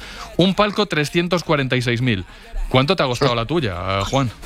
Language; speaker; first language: Spanish; native; Spanish